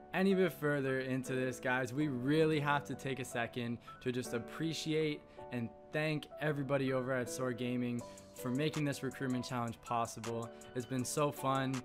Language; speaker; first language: English; native; English